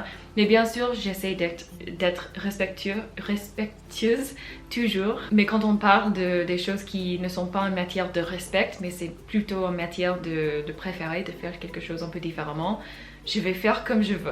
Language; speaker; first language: French; non-native, fluent; English